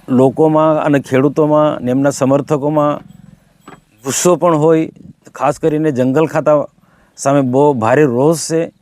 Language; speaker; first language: Gujarati; non-native, local second language; Vasavi